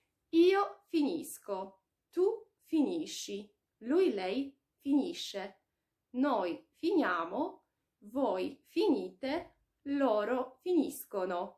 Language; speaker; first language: Italian; non-native, fluent; Polish